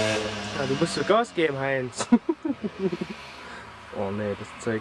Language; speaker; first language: German; native; German